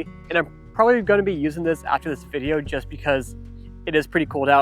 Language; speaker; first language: English; native; English